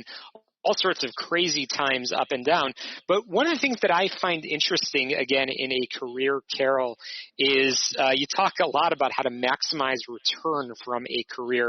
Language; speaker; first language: English; native; English